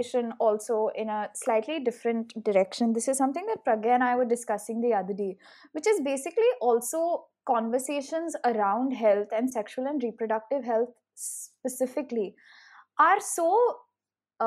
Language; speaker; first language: English; non-native, local second language; Hindi